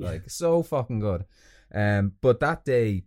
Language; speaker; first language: English; native; English